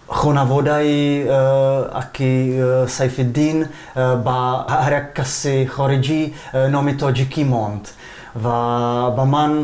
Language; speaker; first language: Persian; non-native, fluent; Czech